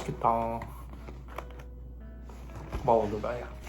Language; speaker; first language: Korean; non-native, learner; Japanese